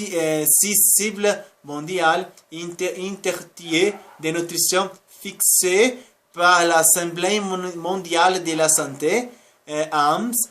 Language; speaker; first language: French; non-native, learner; Spanish